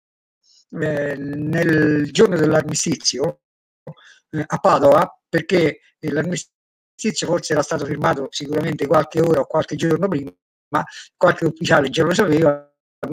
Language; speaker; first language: Italian; native; Italian